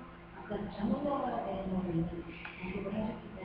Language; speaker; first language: Korean; native; Korean